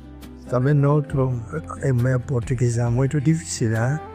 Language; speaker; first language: Portuguese; non-native, learner; Lingala